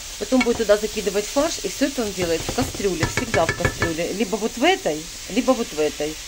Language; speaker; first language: Russian; native; Russian